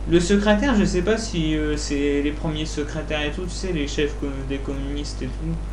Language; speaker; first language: French; native; French